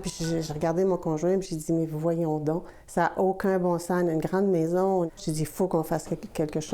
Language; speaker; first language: French; native; French